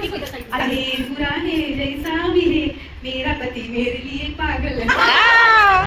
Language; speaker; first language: Hindi; non-native, local second language; Marathi